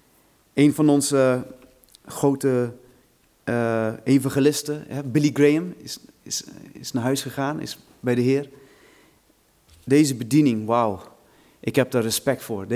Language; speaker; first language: Dutch; non-native, fluent; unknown